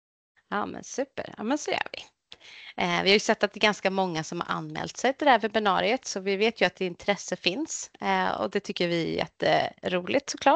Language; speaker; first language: Swedish; native; Swedish